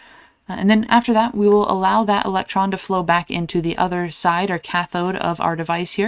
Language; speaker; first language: English; native; English